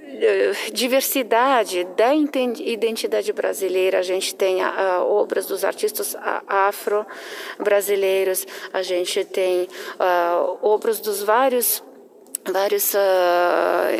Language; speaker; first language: Portuguese; non-native, fluent; Russian